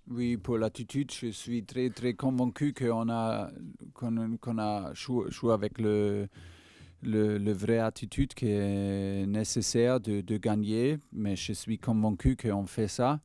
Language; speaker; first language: French; non-native, fluent; German